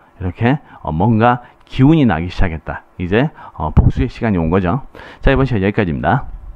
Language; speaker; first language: Korean; native; Korean